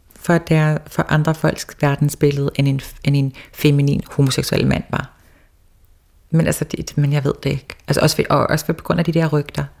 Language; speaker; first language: Danish; early bilingual, other home language; Faroese